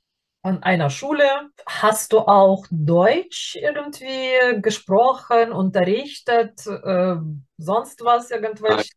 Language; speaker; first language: German; non-native, fluent; Russian